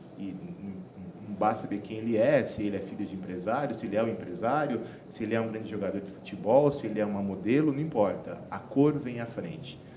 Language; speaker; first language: Portuguese; native; Portuguese